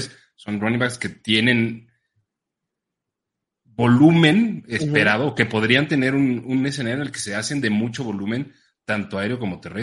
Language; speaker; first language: Spanish; native; Spanish